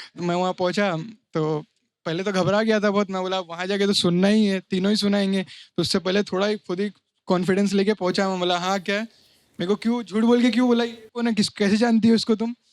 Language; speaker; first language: Hindi; native; Hindi